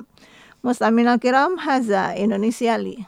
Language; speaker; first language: Arabic; non-native, learner; Indonesian